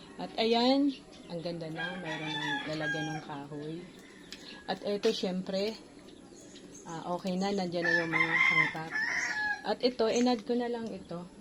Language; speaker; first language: Filipino; non-native, local second language; Bikol